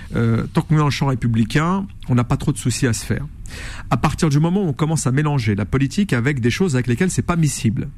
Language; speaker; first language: French; native; French